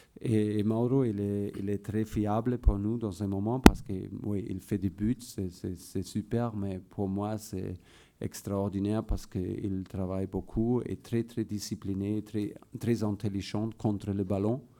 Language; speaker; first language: French; non-native, fluent; German